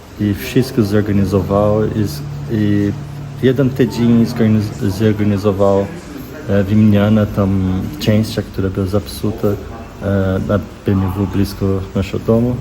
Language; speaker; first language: Polish; non-native, learner; Portuguese